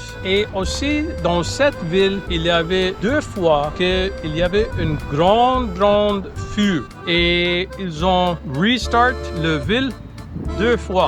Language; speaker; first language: French; non-native, local second language; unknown